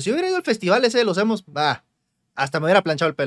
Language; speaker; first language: Spanish; native; Spanish